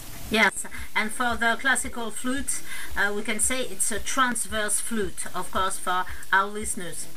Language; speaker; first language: English; non-native, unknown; French